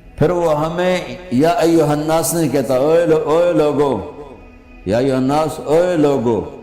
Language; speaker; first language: Urdu; non-native, local second language; Punjabi